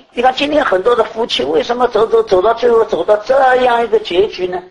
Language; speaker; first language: Chinese; native; Chinese